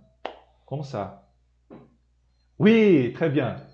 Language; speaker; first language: French; non-native, fluent; Portuguese